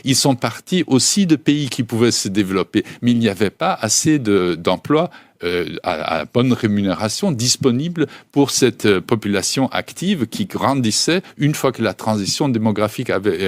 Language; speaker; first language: French; native; French